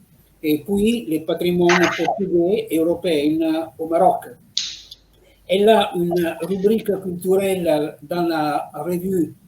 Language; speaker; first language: French; non-native, fluent; Italian